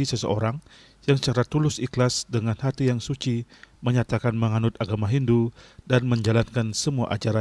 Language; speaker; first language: Indonesian; native; Indonesian